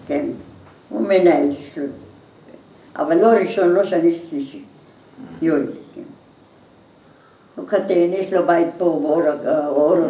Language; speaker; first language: Hebrew; non-native, learner; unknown